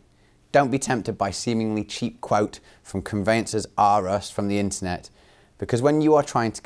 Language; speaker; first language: English; native; English